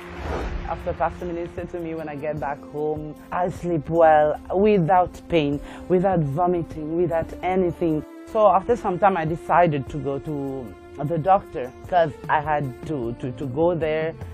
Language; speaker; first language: English; non-native, local second language; Morisyen